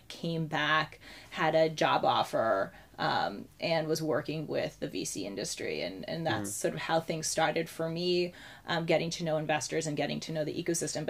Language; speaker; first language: English; native; English